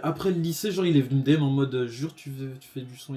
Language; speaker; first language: French; native; French